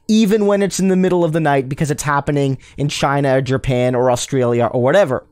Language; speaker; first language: English; native; English